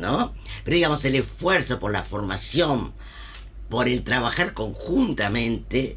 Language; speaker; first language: Spanish; native; Spanish